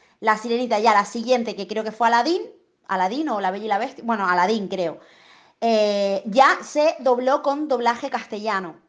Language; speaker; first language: Spanish; native; Spanish